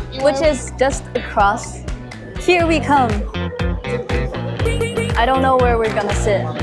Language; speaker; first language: English; non-native, fluent; Chinese